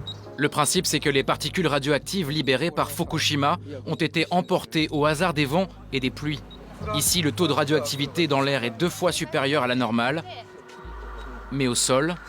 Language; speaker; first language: French; native; French